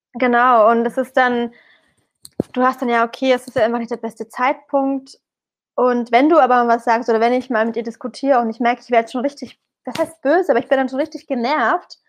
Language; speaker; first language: German; early bilingual, other home language; Arabic